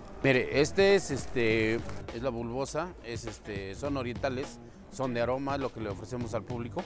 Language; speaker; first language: Spanish; native; Spanish